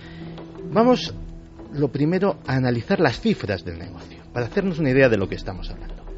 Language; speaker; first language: Spanish; native; Spanish